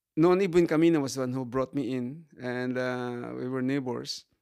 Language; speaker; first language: English; non-native, local second language; Hiligaynon